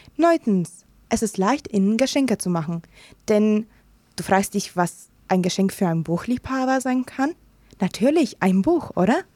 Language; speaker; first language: German; non-native, fluent; Romanian